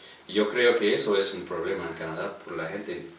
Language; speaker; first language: Spanish; non-native, fluent; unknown